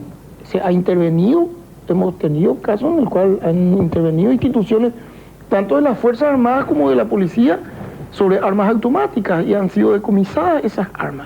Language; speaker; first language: Spanish; native; Spanish